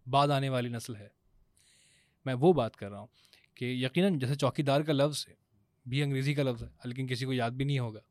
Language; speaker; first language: Urdu; native; Urdu